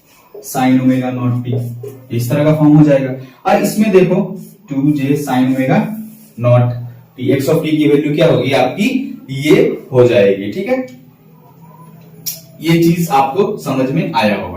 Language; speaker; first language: Hindi; native; Hindi